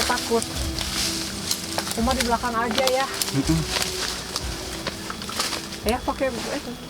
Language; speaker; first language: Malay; non-native, local second language; Sundanese